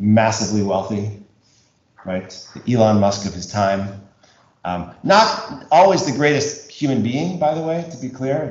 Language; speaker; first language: English; native; English